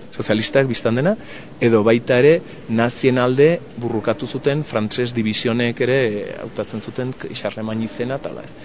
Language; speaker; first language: Basque; non-native, local second language; Spanish